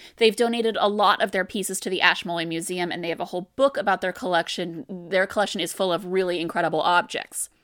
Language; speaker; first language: English; native; English